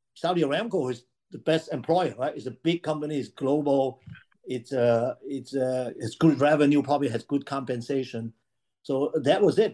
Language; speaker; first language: English; non-native, local second language; Cantonese